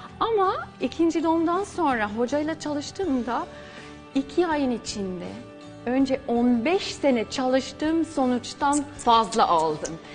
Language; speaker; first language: Turkish; non-native, fluent; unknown